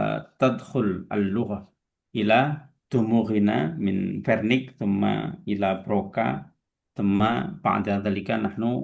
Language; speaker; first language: Arabic; non-native, fluent; Indonesian